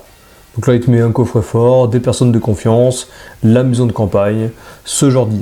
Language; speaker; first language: French; native; French